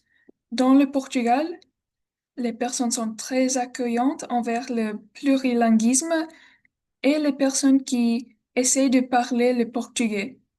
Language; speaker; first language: French; non-native, learner; English